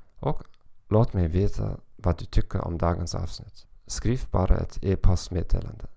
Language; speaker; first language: Swedish; non-native, learner; German